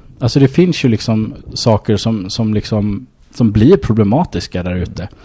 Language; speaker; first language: Swedish; early bilingual, other home language; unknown